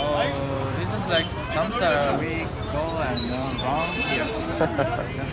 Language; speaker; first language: English; non-native, learner; Tibetan